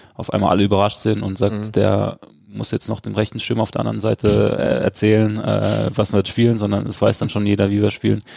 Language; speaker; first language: German; native; German